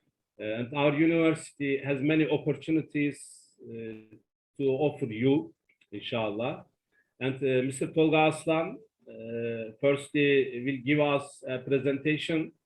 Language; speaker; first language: English; non-native, learner; Turkish